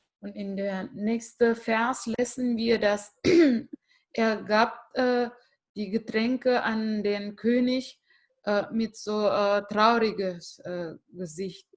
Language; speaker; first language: German; non-native, fluent; Indonesian